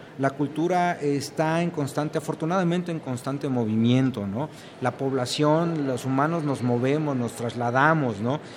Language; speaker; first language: Spanish; native; Spanish